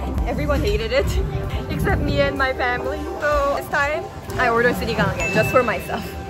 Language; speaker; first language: English; non-native, local second language; Korean